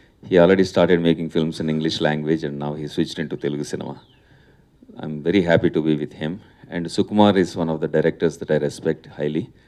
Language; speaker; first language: English; non-native, local second language; Telugu